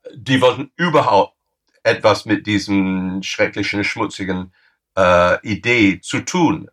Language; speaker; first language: German; non-native, fluent; English